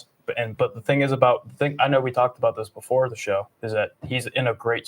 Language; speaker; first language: English; native; English